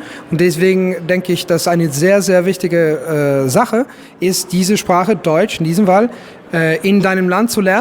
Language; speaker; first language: German; non-native, fluent; Italian